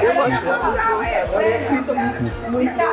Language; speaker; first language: Portuguese; non-native, local second language; Kabuverdianu